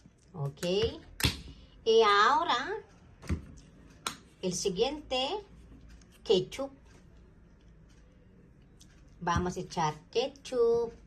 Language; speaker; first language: Spanish; non-native, fluent; Filipino